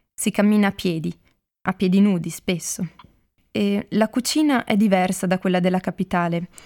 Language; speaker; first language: Italian; native; Italian